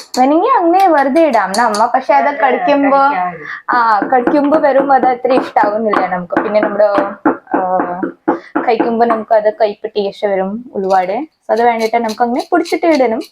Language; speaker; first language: Malayalam; non-native, learner; Hindi